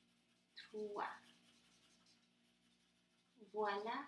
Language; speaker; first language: French; non-native, fluent; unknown